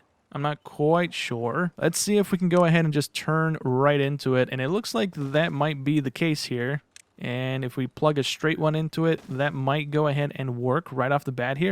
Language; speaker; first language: English; native; English